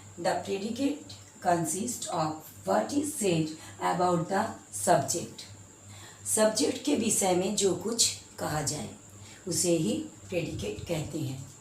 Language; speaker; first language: Hindi; native; Hindi